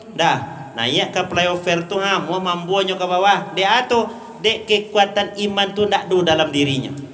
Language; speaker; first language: Malay; non-native, local second language; Minangkabau